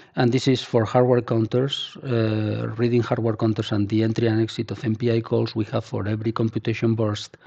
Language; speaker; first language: English; non-native, fluent; Spanish